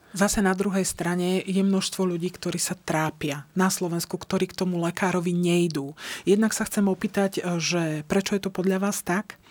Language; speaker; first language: Slovak; native; Slovak